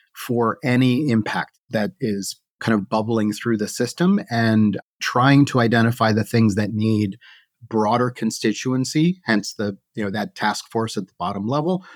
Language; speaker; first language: English; native; English